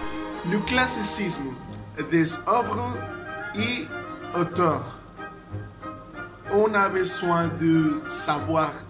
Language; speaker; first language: French; non-native, learner; Spanish